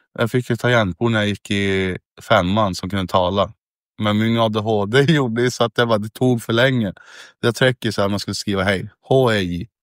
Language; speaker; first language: Swedish; early bilingual, other home language; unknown